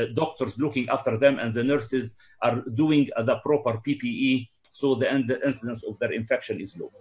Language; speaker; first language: English; non-native, fluent; Arabic